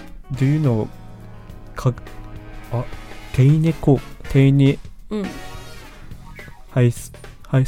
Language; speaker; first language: English; non-native, learner; Japanese